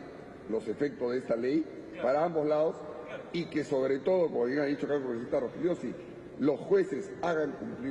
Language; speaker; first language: Spanish; native; Spanish